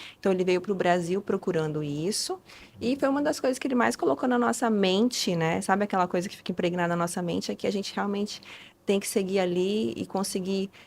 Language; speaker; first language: Portuguese; early bilingual, other home language; Spanish